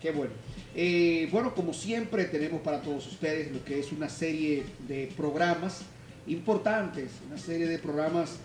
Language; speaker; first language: Spanish; native; Spanish